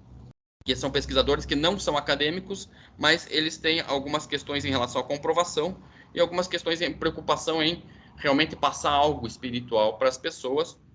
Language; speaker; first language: Portuguese; native; Portuguese